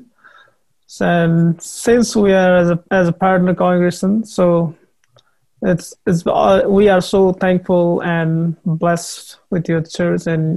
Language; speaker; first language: English; non-native, learner; Nepali